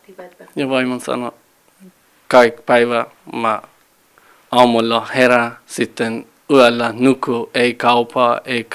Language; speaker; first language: Finnish; non-native, learner; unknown